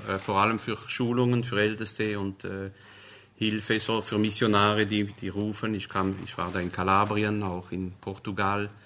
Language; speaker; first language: German; non-native, local second language; French